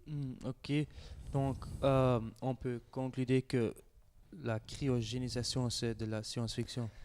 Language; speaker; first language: French; non-native, learner; Dutch